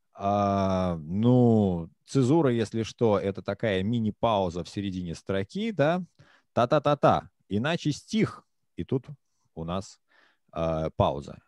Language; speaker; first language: Russian; native; Russian